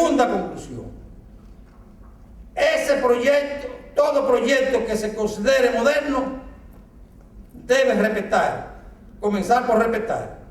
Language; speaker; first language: Spanish; native; Spanish